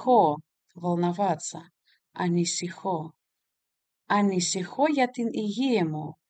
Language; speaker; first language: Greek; non-native, fluent; Russian